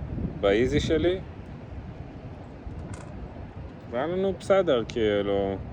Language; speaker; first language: Hebrew; early bilingual, other home language; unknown